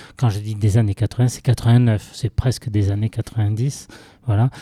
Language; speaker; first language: French; native; French